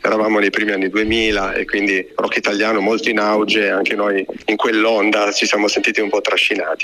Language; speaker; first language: Italian; native; Italian